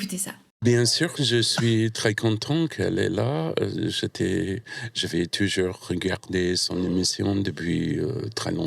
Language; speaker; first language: French; non-native, fluent; English